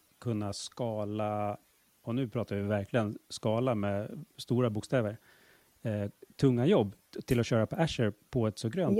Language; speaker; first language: Swedish; native; Swedish